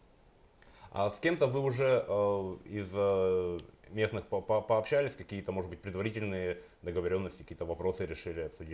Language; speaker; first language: Russian; native; Russian